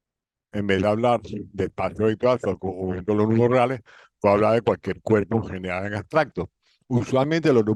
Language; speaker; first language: Spanish; native; Spanish